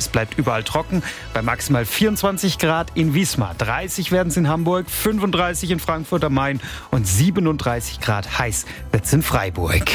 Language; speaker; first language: German; native; German